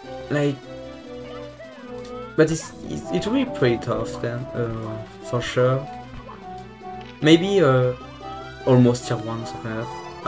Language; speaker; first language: English; non-native, fluent; French